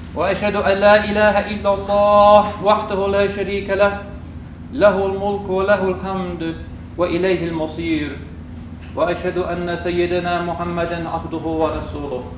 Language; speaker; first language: Arabic; non-native, fluent; English